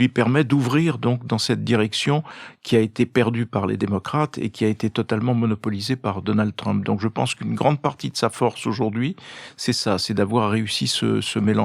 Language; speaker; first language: French; native; French